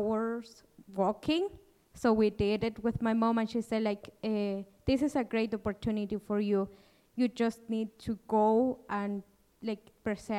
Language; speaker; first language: English; non-native, fluent; Kaqchikel